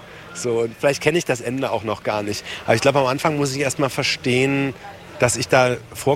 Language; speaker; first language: German; native; German